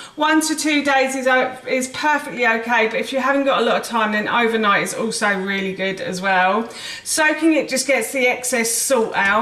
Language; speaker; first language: English; native; English